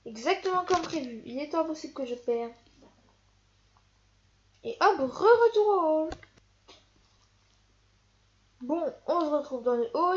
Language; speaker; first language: French; native; French